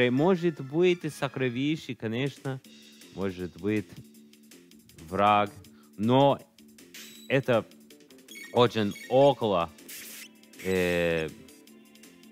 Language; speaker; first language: Russian; non-native, learner; English